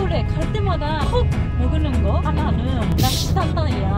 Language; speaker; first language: Korean; non-native, learner; Japanese